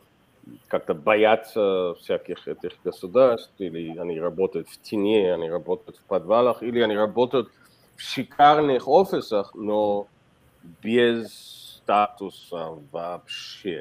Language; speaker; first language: Russian; non-native, fluent; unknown